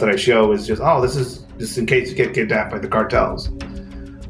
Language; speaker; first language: English; non-native, fluent; Spanish